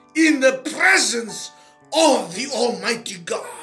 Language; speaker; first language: English; non-native, local second language; Afrikaans